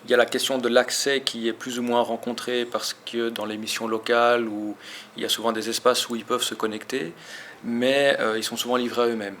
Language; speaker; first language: French; native; French